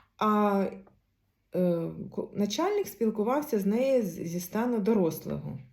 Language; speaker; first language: Ukrainian; non-native, local second language; Russian